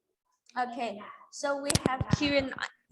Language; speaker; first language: English; non-native, fluent; Vietnamese